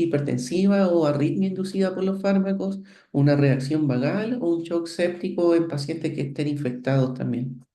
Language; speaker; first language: Spanish; native; Spanish